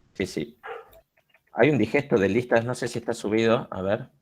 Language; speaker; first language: Spanish; native; Spanish